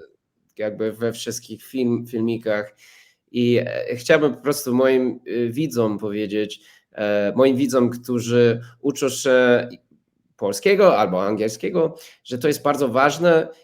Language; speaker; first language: Polish; non-native, fluent; English